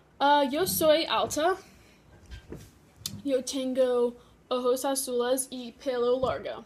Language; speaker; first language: Spanish; non-native, learner; English